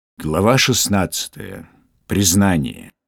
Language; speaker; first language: Russian; native; Russian